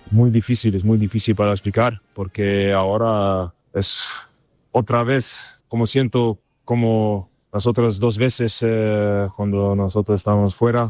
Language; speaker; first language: Spanish; non-native, learner; German